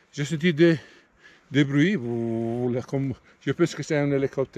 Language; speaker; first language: French; non-native, learner; Italian